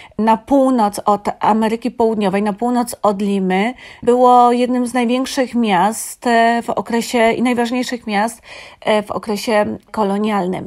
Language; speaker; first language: Polish; native; Polish